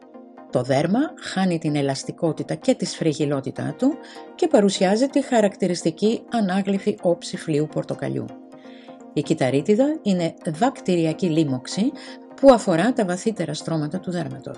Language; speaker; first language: Greek; native; Greek